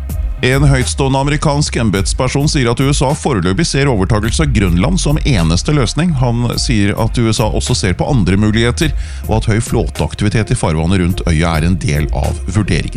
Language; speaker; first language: Norwegian; native; Norwegian